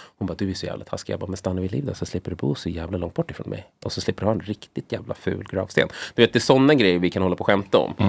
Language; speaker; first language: Swedish; native; Swedish